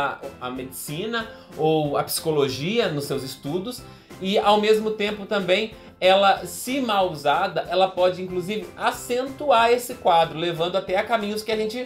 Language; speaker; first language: Portuguese; native; Portuguese